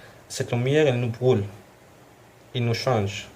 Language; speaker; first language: French; non-native, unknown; Arabic